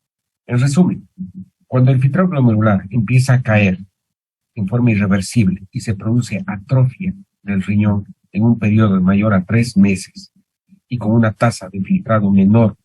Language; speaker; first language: Spanish; native; Spanish